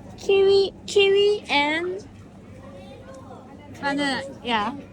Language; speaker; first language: English; non-native, learner; Korean